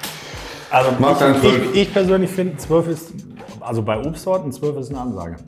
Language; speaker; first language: German; native; German